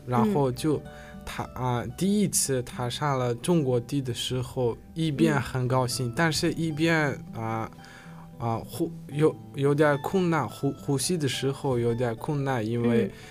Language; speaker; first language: Chinese; non-native, learner; Uzbek